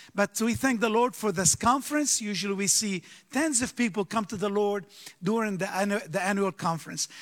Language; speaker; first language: English; early bilingual, other home language; Arabic